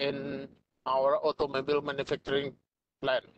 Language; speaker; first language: English; non-native, fluent; Indonesian